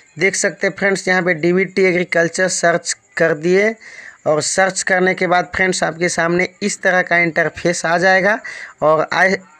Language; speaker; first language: Hindi; native; Hindi